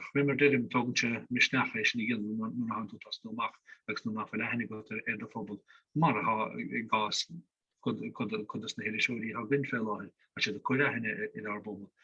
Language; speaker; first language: Irish; native; Irish